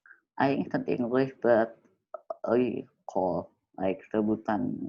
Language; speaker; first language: English; non-native, learner; Indonesian